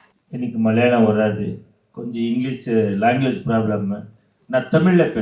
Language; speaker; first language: Tamil; non-native, learner; Kannada